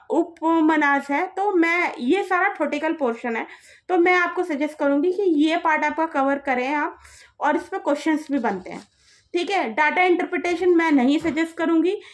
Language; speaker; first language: Hindi; native; Hindi